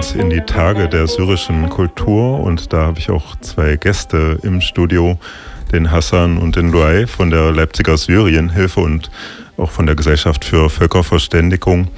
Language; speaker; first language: German; native; German